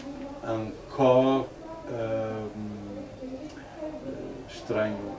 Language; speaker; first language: French; non-native, fluent; Portuguese